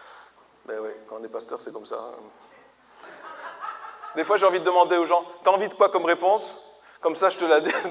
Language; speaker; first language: French; native; French